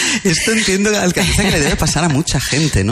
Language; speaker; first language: Spanish; native; Spanish